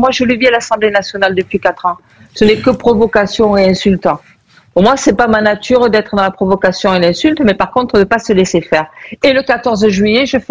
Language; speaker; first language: French; native; French